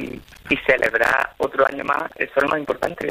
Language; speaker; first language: Spanish; native; Spanish